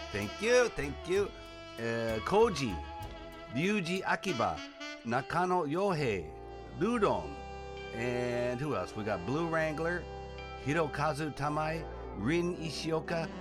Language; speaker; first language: English; native; English